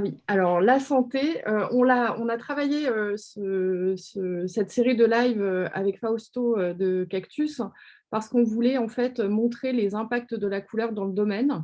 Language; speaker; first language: French; native; French